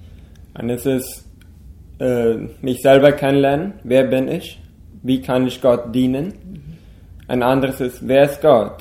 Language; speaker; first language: German; non-native, local second language; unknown